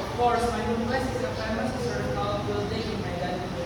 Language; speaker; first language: English; non-native, learner; Indonesian